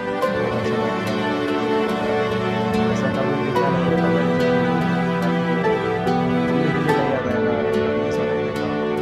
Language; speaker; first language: Hindi; non-native, local second language; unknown